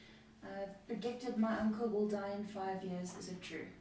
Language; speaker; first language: English; native; English